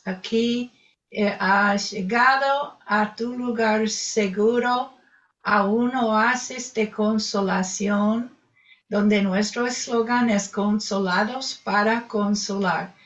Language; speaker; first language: Spanish; non-native, fluent; English